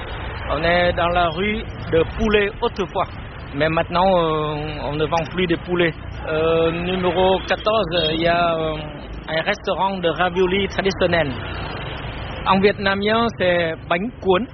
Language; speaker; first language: French; non-native, fluent; Vietnamese